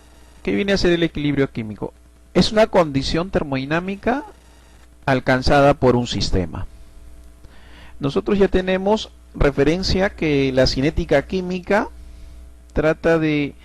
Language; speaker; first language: Spanish; native; Spanish